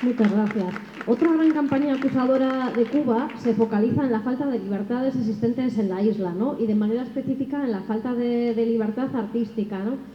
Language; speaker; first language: Spanish; native; Spanish